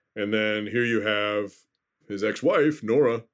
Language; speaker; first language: English; native; English